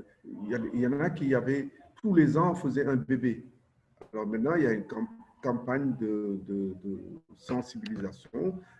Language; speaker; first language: French; non-native, local second language; Wolof